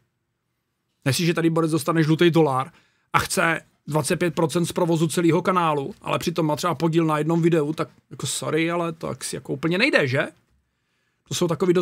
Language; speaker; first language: Czech; native; Czech